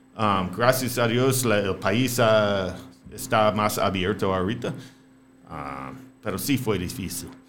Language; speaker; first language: Spanish; non-native, fluent; English